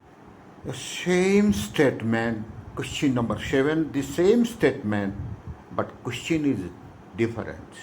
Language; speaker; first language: English; non-native, local second language; Odia